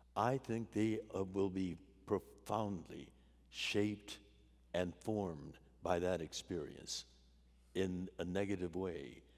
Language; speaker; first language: English; native; English